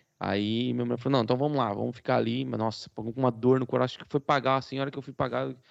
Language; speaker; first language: Portuguese; native; Portuguese